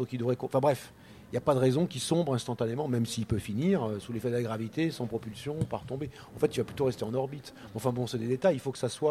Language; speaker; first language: French; native; French